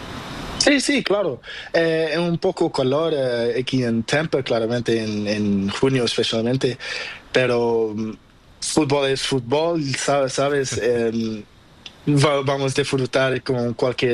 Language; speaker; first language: Spanish; non-native, learner; Portuguese